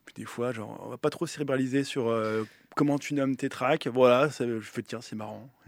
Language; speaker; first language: French; native; French